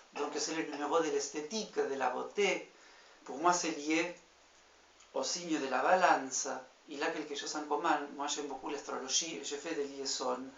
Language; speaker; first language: French; non-native, fluent; Spanish